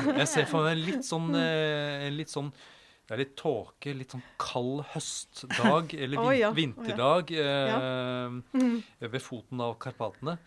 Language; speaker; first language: Norwegian; native; Norwegian